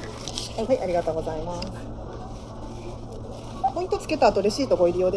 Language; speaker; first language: Japanese; native; Japanese